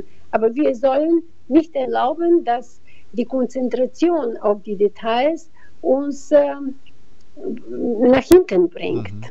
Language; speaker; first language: German; non-native, fluent; Bulgarian